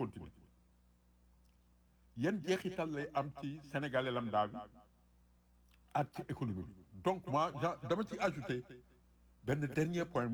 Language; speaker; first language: French; non-native, local second language; Wolof